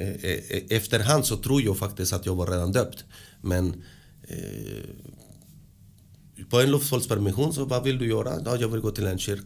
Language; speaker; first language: Swedish; early bilingual, other home language; Spanish